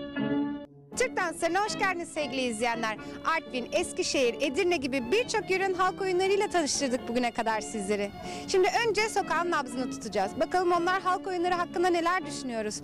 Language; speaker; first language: Turkish; native; Turkish